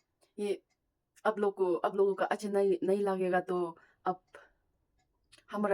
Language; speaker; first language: Hindi; non-native, learner; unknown